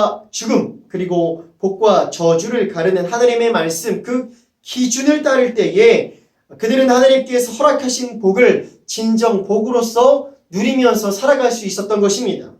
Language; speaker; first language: Korean; native; Korean